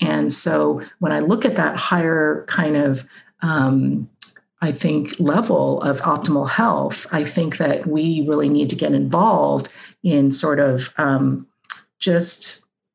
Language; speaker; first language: English; non-native, local second language; Cantonese